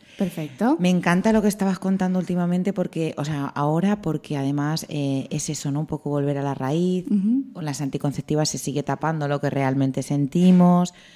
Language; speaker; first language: Spanish; native; Spanish